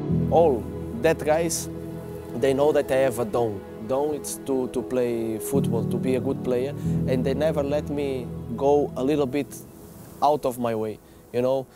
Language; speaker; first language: English; non-native, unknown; Portuguese